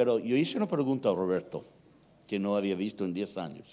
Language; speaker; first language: Spanish; non-native, fluent; English